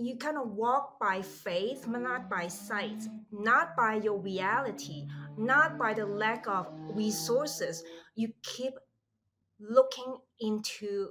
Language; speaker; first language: English; non-native, local second language; Cantonese